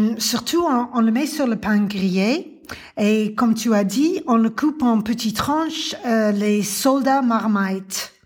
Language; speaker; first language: French; non-native, fluent; English